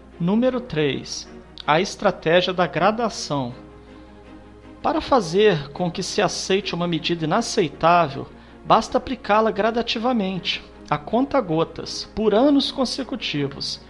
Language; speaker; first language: Portuguese; native; Portuguese